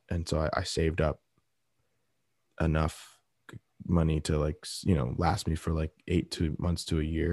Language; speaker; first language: English; native; English